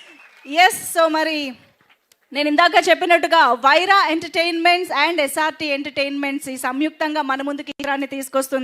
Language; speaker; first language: Telugu; native; Telugu